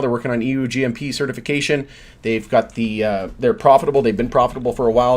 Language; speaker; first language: English; native; English